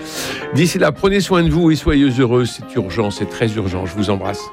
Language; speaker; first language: French; native; French